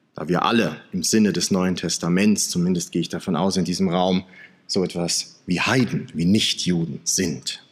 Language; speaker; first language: German; native; German